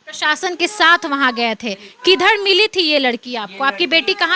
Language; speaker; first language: Hindi; native; Hindi